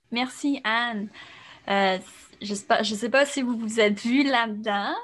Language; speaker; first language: French; native; French